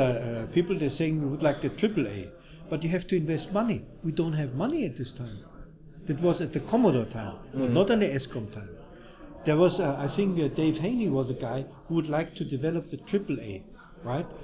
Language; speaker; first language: English; non-native, fluent; German